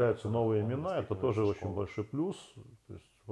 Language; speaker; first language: Russian; native; Russian